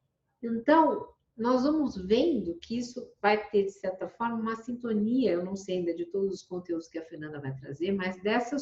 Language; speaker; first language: Portuguese; native; Portuguese